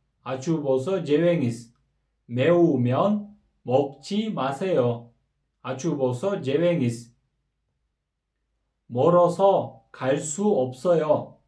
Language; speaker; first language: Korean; non-native, fluent; Kyrgyz